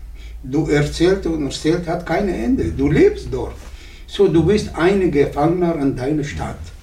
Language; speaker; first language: German; non-native, learner; Arabic